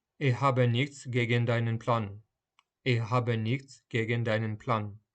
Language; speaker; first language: German; non-native, fluent; Ukrainian